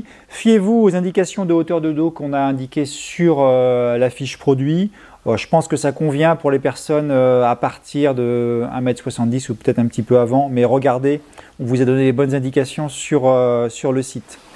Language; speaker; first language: French; native; French